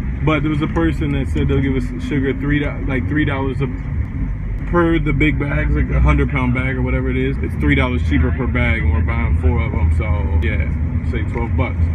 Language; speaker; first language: English; native; English